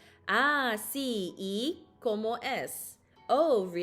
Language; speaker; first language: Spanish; non-native, learner; English